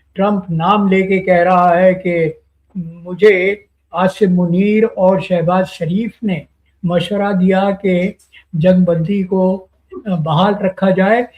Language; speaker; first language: Urdu; native; Urdu